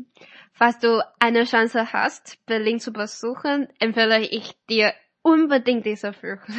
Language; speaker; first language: German; non-native, fluent; Chinese